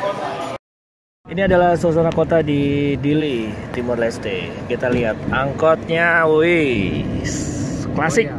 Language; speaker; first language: Indonesian; native; Indonesian